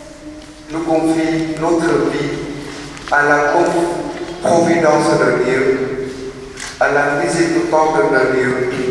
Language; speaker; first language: French; non-native, fluent; Vietnamese